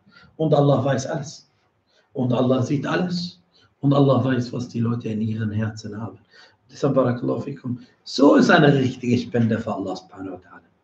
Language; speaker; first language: German; non-native, fluent; Arabic